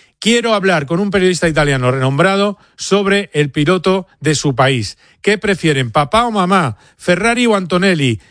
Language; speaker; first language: Spanish; native; Spanish